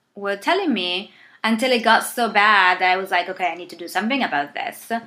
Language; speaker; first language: English; non-native, fluent; Italian